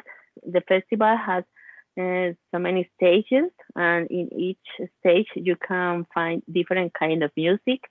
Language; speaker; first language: English; non-native, learner; Spanish